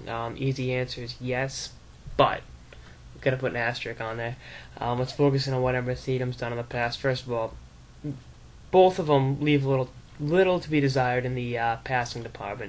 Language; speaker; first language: English; native; English